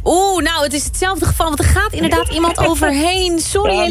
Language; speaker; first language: Dutch; native; Dutch